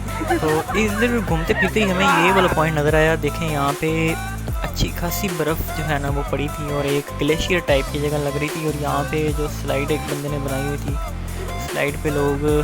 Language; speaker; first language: Urdu; native; Urdu